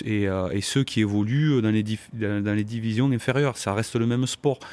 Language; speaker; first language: French; native; French